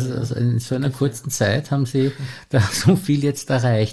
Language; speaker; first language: German; native; German